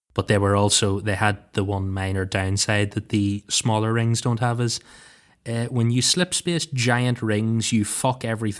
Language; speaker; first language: English; native; English